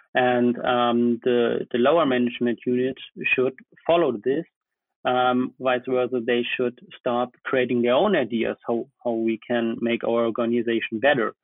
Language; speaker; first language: English; non-native, fluent; German